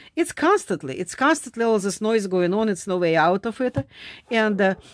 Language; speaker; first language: English; non-native, fluent; Slovak